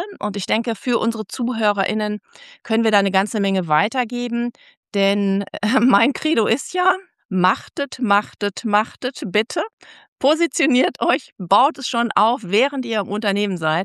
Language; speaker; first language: German; native; German